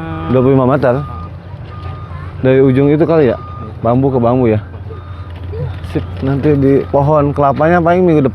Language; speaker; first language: Indonesian; non-native, local second language; Sundanese